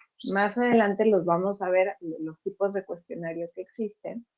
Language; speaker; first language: Spanish; native; Spanish